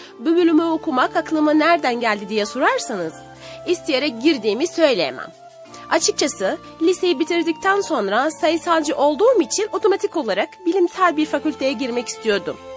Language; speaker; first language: Turkish; non-native, fluent; Arabic